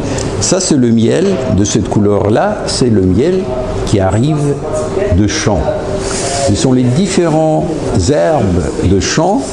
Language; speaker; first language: French; non-native, fluent; Russian